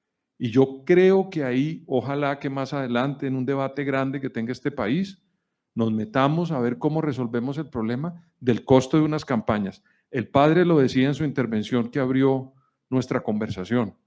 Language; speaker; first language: Spanish; native; Spanish